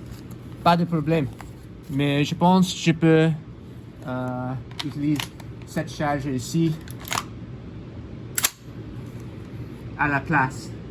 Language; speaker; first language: French; non-native, learner; English